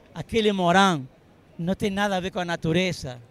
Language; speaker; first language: Portuguese; non-native, fluent; Arabic